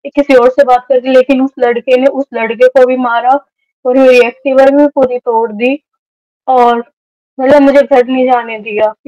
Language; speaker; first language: Hindi; native; Hindi